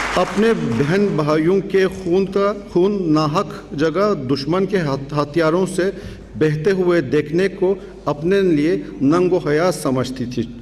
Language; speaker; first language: Urdu; non-native, fluent; Turkish